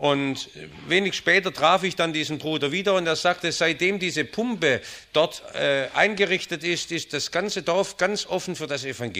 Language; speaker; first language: German; native; German